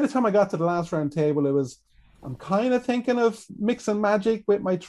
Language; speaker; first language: English; native; English